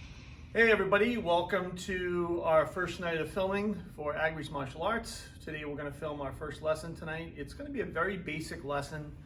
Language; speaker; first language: English; native; English